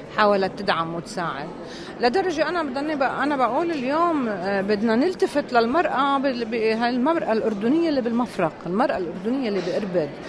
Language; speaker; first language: Arabic; native; Arabic